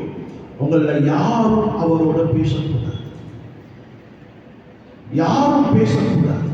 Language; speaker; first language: Tamil; native; Tamil